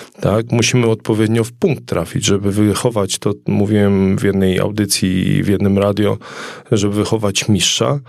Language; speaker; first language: Polish; native; Polish